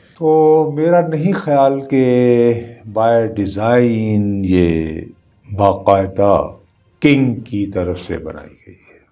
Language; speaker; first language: Urdu; non-native, local second language; Punjabi